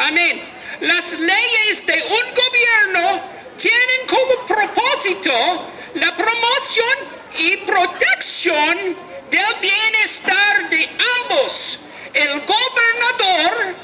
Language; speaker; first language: Spanish; non-native, learner; English